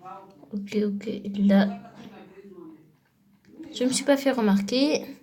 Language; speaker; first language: French; native; French